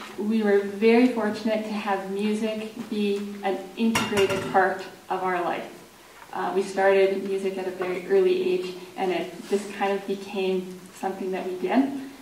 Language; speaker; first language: English; native; English